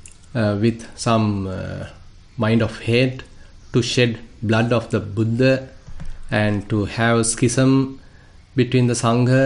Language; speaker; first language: English; non-native, local second language; Sinhala